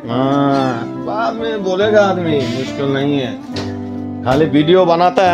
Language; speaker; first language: Hindi; non-native, learner; Bangla